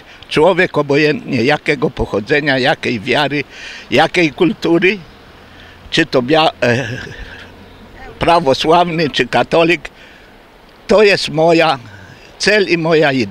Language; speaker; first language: Polish; non-native, local second language; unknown